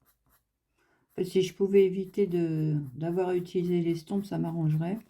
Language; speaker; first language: French; native; French